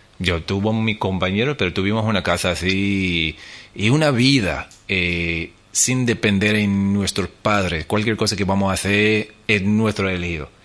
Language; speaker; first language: Spanish; non-native, fluent; English